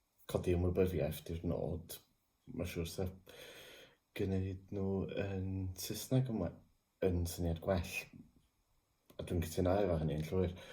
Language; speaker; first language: Welsh; non-native, local second language; English